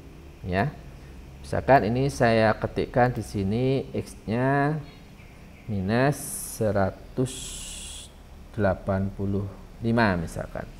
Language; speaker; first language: Indonesian; native; Indonesian